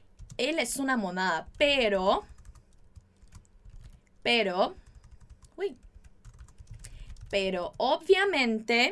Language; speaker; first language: Spanish; non-native, fluent; Portuguese